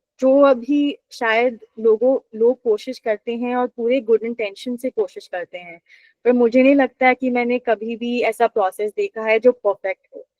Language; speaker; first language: Hindi; native; Hindi